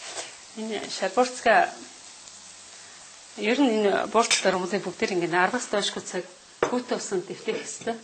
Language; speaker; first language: Mongolian; native; Mongolian